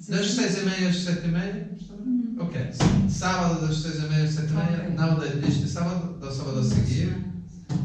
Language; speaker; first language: Portuguese; non-native, fluent; Italian